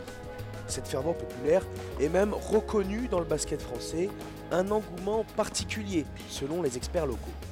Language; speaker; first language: French; native; French